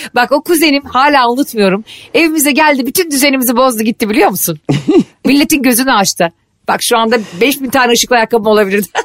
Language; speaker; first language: Turkish; native; Turkish